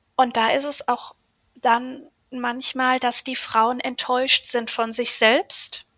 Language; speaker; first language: German; native; German